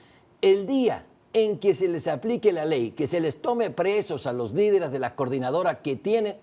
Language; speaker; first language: Spanish; native; Spanish